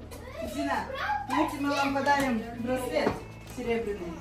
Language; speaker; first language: Russian; native; Russian